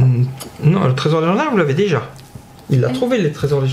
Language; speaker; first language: French; native; French